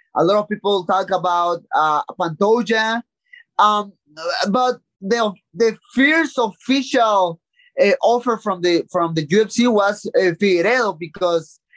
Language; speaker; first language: English; non-native, learner; Spanish